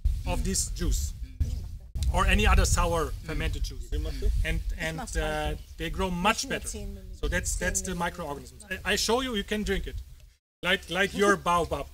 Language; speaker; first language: English; non-native, fluent; German